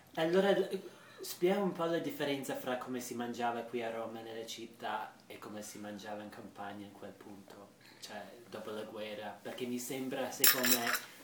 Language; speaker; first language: Italian; non-native, fluent; English